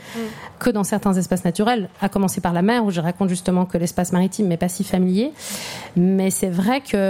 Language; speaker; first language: French; native; French